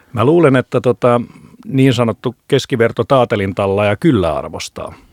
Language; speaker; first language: Finnish; native; Finnish